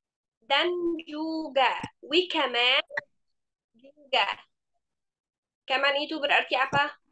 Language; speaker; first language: Indonesian; non-native, fluent; Arabic